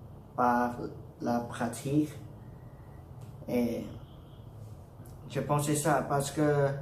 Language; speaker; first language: French; non-native, learner; Thai